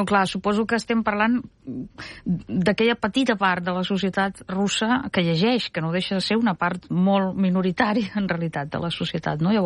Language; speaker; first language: Catalan; non-native, fluent; Russian